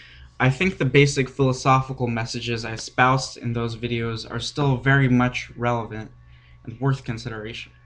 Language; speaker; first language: English; native; English